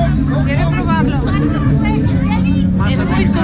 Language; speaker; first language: Spanish; non-native, learner; Bulgarian